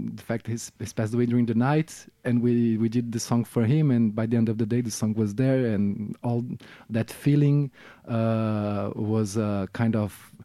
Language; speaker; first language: English; non-native, fluent; Portuguese